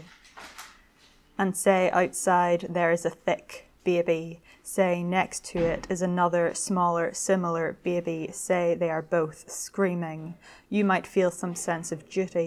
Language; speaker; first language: English; native; English